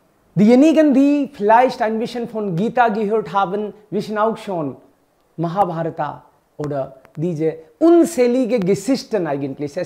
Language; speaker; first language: German; non-native, fluent; Hindi